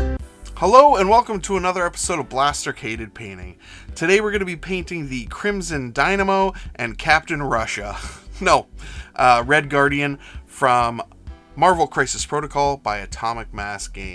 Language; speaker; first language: English; native; English